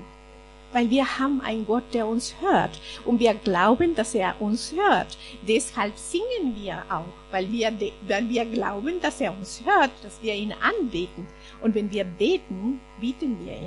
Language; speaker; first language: German; non-native, fluent; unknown